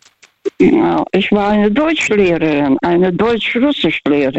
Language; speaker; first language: German; non-native, fluent; Russian